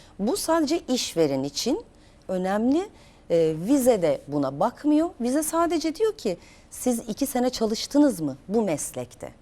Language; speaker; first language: Turkish; native; Turkish